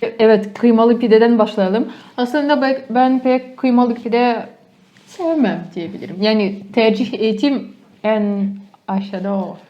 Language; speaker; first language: Turkish; early bilingual, heritage; Turkish